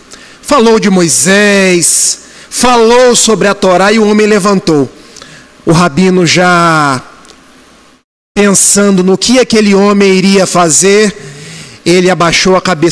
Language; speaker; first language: Portuguese; native; Portuguese